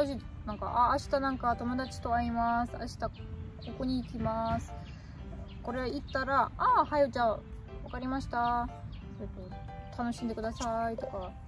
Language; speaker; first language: Japanese; non-native, learner; German